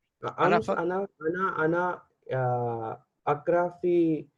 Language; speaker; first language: Arabic; non-native, learner; Hindi